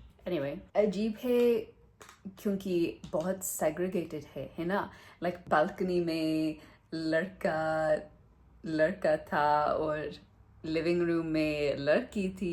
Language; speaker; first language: Hindi; non-native, learner; English